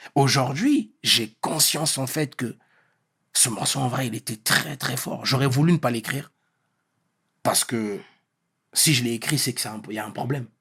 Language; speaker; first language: French; early bilingual, other home language; Lingala